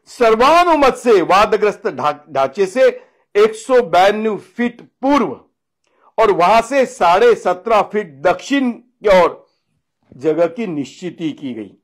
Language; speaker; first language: Hindi; non-native, local second language; Marathi